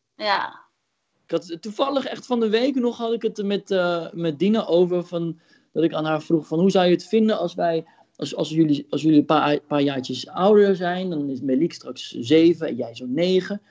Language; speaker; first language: Dutch; early bilingual, other home language; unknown